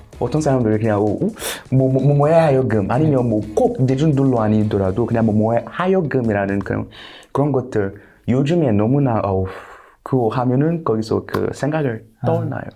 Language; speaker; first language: Korean; non-native, fluent; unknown